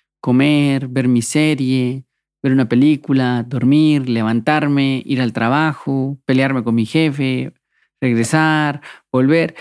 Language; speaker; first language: Spanish; native; Spanish